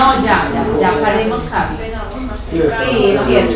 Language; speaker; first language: Spanish; native; Spanish